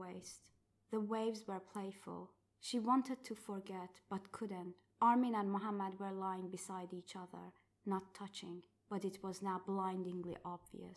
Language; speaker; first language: English; non-native, fluent; Persian